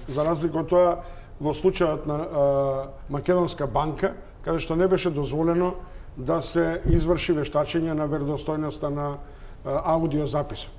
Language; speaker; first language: Macedonian; native; Macedonian